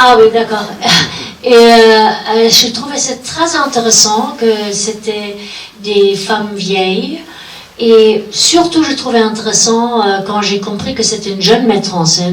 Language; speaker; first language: French; non-native, fluent; German